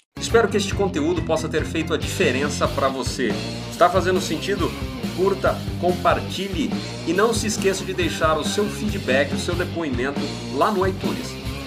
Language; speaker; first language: Portuguese; native; Portuguese